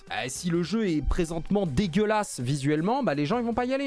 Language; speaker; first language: French; native; French